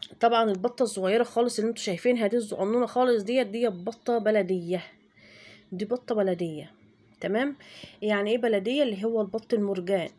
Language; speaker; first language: Arabic; native; Arabic